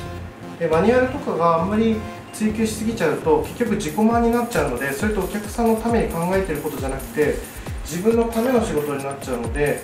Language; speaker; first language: Japanese; native; Japanese